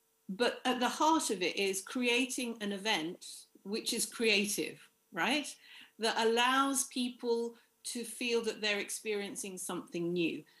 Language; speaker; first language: English; native; English